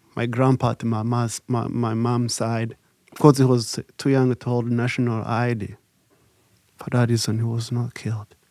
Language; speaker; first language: English; non-native, local second language; Kinyarwanda